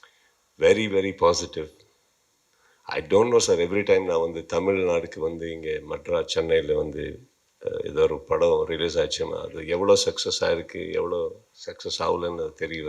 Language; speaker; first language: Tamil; non-native, learner; Kannada